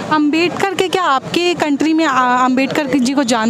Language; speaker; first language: Hindi; native; Hindi